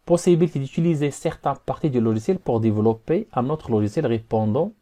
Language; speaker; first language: French; non-native, local second language; Arabic